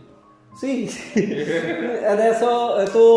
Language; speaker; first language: Italian; non-native, learner; Urdu